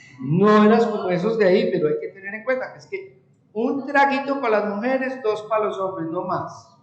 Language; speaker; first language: Spanish; native; Spanish